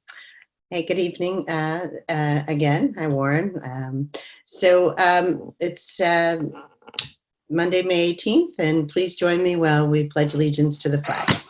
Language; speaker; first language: English; native; English